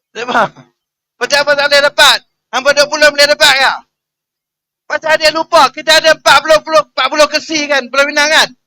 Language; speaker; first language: Malay; native; Malay